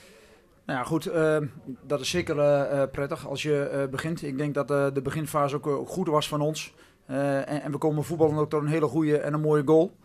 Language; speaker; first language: Dutch; native; Dutch